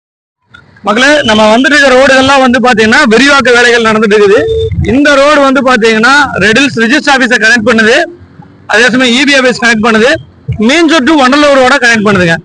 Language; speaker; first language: Tamil; native; Tamil